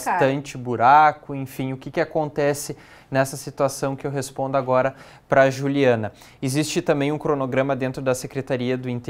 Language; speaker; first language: Portuguese; native; Portuguese